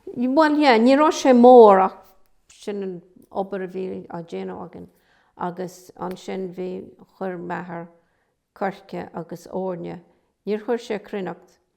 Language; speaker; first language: Irish; native; Irish